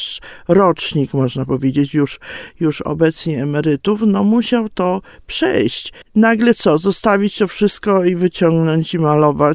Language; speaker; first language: Polish; native; Polish